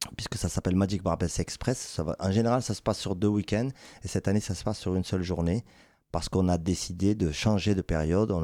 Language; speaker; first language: French; native; French